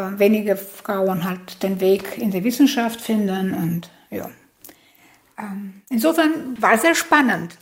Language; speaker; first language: German; non-native, fluent; Albanian